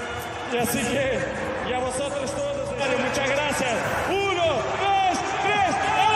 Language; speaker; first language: Spanish; non-native, fluent; Portuguese